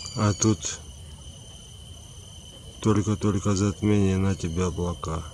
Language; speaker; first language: Russian; native; Russian